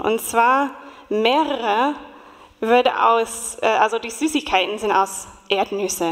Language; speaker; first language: German; non-native, fluent; English